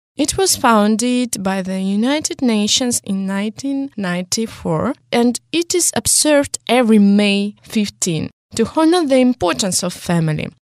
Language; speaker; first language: English; non-native, fluent; Russian